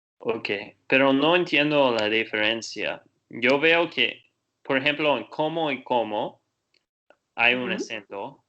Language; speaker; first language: Spanish; non-native, learner; Portuguese